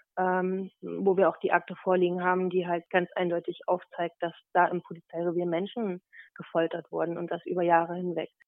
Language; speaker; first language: German; native; German